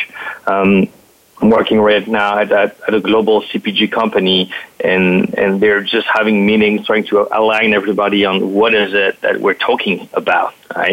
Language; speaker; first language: English; non-native, fluent; French